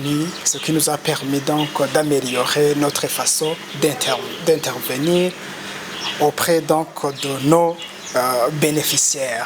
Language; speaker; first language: French; non-native, local second language; Rundi